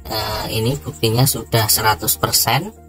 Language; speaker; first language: Indonesian; native; Indonesian